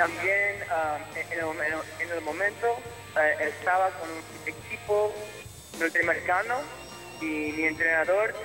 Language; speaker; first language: Spanish; early bilingual, heritage; English